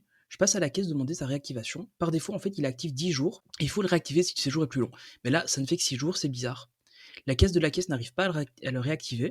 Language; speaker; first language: French; native; French